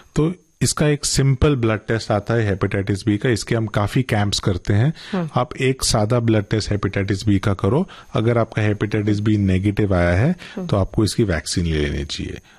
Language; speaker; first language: Hindi; non-native, local second language; Gujarati